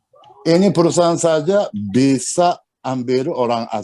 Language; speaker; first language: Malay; non-native, learner; Japanese